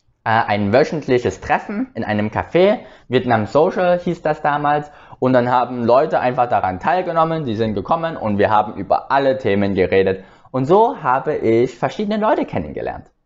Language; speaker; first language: German; early bilingual, other home language; Vietnamese